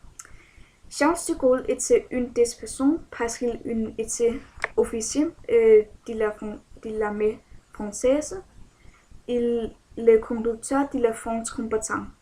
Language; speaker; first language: French; non-native, learner; Danish